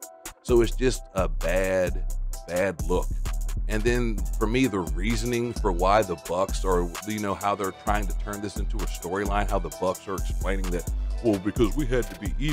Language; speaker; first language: English; native; English